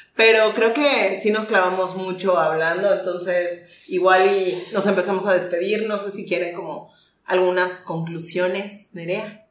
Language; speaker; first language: Spanish; native; Spanish